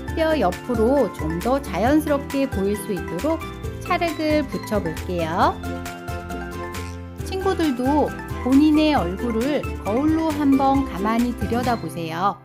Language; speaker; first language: Korean; native; Korean